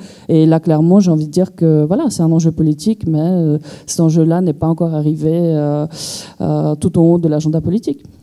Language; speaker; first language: French; native; French